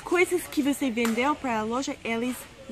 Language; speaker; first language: Portuguese; non-native, learner; English